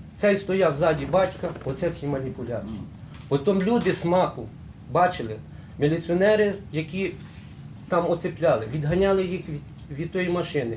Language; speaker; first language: Ukrainian; native; Ukrainian